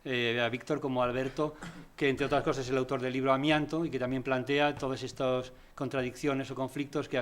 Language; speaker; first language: Spanish; native; Spanish